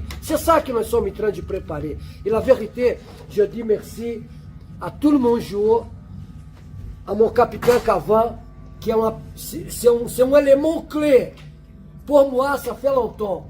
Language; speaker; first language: French; non-native, learner; Portuguese